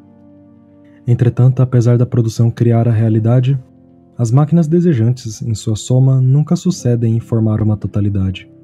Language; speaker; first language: Portuguese; native; Portuguese